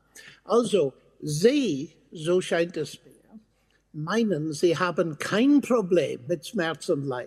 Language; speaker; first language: German; non-native, fluent; English